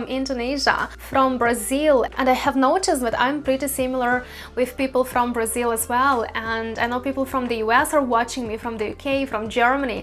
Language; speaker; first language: English; non-native, fluent; Russian